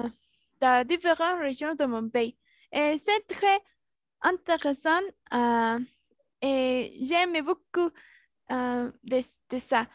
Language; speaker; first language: French; non-native, learner; Spanish